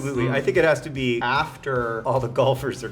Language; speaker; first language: English; native; English